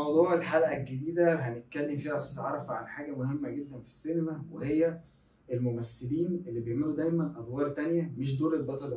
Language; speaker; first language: Arabic; native; Arabic